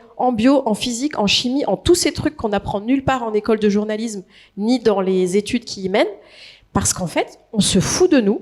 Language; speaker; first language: French; native; French